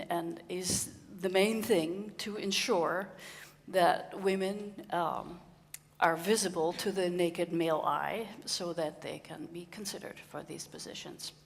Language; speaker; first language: English; non-native, fluent; Dutch